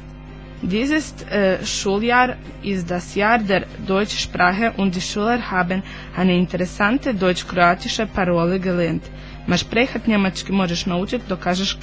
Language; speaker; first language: German; non-native, learner; Croatian